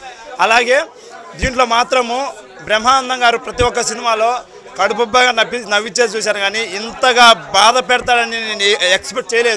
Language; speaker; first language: Telugu; native; Telugu